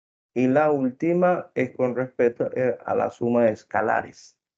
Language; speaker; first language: Spanish; native; Spanish